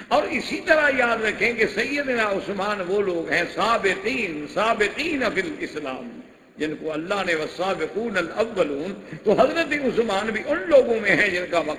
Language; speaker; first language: Urdu; non-native, local second language; Punjabi